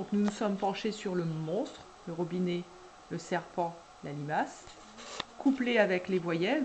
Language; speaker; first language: French; native; French